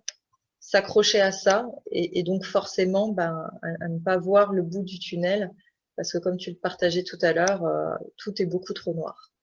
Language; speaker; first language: French; native; French